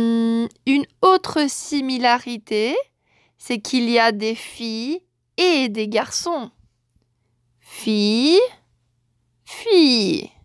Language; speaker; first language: French; non-native, fluent; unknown